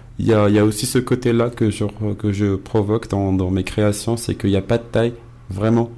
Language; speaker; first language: French; non-native, local second language; Arabic